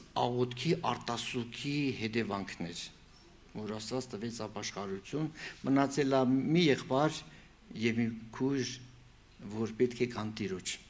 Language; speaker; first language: Armenian; native; Armenian